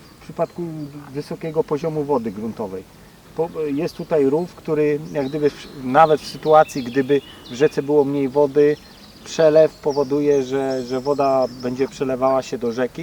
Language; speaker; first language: Polish; native; Polish